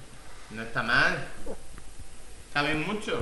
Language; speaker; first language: Spanish; native; Spanish